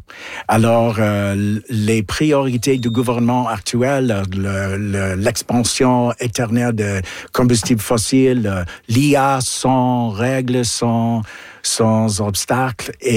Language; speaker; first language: French; non-native, local second language; English